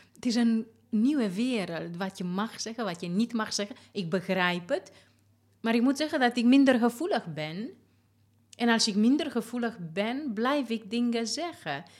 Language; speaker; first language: Dutch; non-native, fluent; Romanian